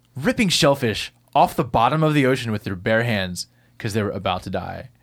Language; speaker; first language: English; native; English